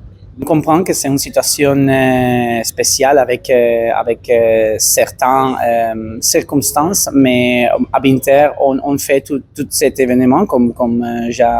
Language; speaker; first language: French; non-native, learner; Spanish